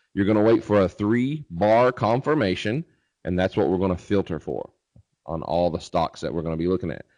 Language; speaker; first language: English; native; English